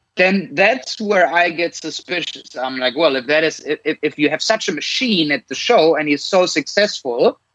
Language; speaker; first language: English; non-native, fluent; German